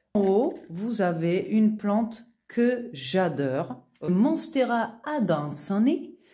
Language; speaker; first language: French; non-native, fluent; Portuguese